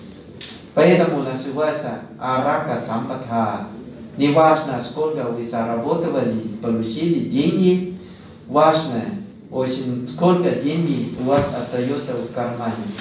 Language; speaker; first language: Russian; non-native, learner; Thai